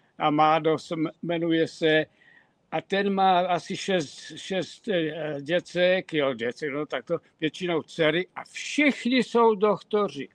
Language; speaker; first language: Czech; native; Czech